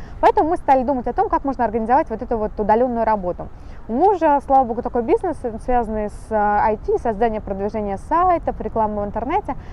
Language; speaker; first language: Russian; native; Russian